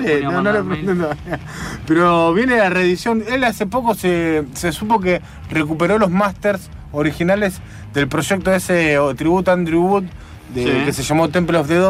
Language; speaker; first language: Spanish; native; Spanish